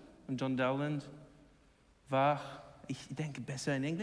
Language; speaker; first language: German; non-native, learner; English